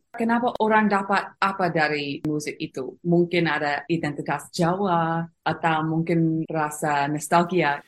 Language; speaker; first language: Indonesian; non-native, fluent; English